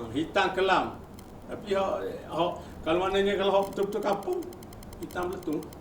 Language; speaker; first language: Malay; native; Malay